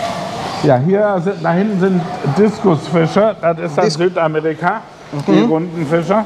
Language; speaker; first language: German; native; German